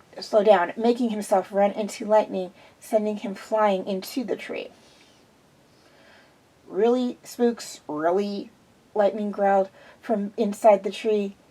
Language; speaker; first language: English; native; English